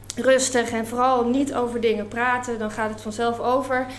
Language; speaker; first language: Dutch; non-native, fluent; English